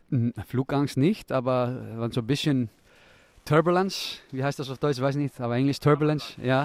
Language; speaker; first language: German; non-native, fluent; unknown